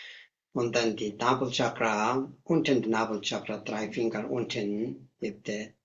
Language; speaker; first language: German; non-native, learner; Tibetan